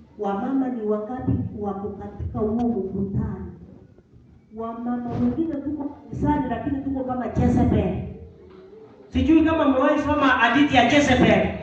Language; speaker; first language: Swahili; non-native, local second language; Gusii